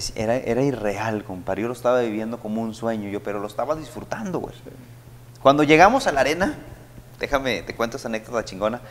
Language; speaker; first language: Spanish; native; Spanish